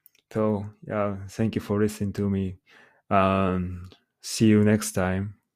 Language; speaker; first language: English; non-native, fluent; Japanese